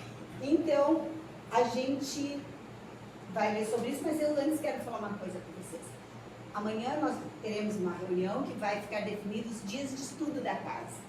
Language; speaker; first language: Portuguese; native; Portuguese